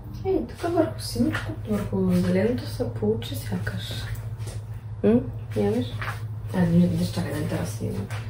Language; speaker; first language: Bulgarian; native; Bulgarian